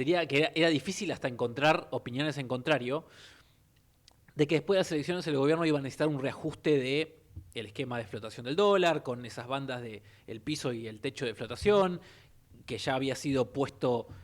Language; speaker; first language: Spanish; native; Spanish